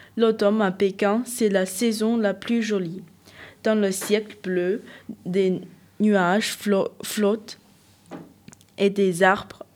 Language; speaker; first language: French; non-native, fluent; Chinese